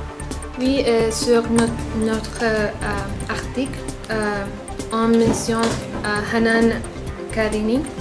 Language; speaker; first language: French; non-native, learner; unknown